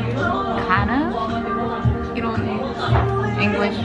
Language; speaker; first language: English; non-native, learner; Korean